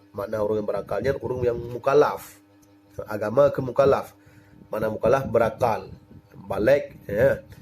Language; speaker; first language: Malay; non-native, local second language; Achinese